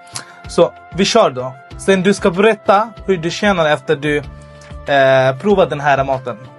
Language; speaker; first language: Swedish; non-native, fluent; Bangla